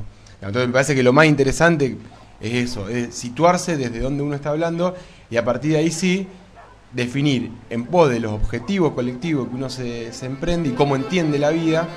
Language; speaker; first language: Spanish; native; Spanish